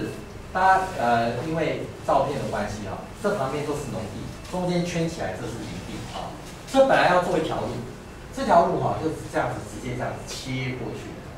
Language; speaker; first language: Chinese; native; Chinese